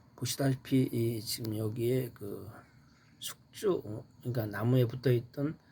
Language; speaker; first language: Korean; native; Korean